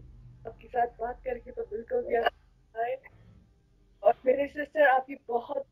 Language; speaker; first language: Hindi; non-native, fluent; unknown